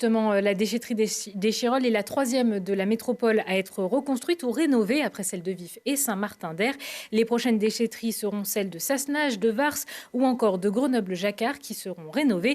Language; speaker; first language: French; native; French